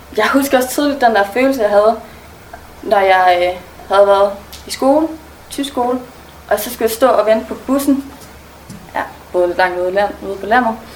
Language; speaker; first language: Danish; non-native, local second language; German